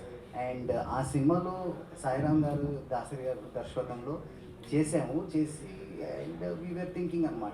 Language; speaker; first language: Telugu; native; Telugu